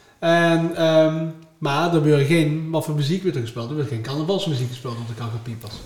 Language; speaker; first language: Dutch; native; Dutch